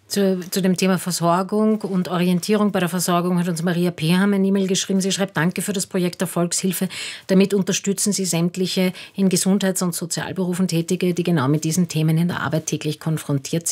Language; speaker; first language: German; native; German